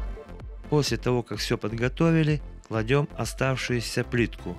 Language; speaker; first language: Russian; native; Russian